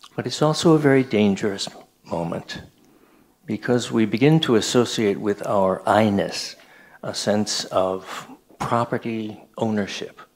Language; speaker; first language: English; native; English